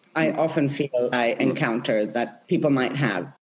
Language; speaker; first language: English; non-native, fluent; Swedish